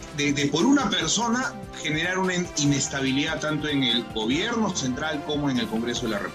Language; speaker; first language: Spanish; native; Spanish